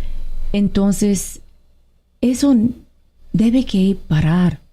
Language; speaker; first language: Spanish; non-native, fluent; Arabic